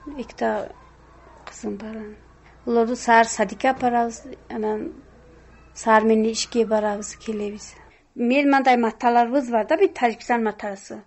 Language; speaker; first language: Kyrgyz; non-native, local second language; Tajik